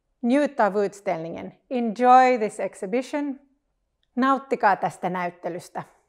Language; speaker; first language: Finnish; non-native, local second language; Swedish